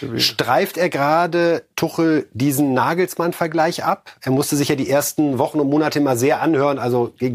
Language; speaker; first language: German; native; German